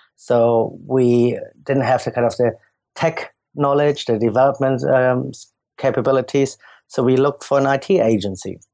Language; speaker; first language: English; non-native, fluent; German